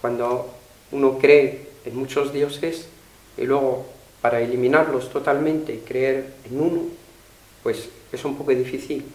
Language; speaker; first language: Spanish; non-native, fluent; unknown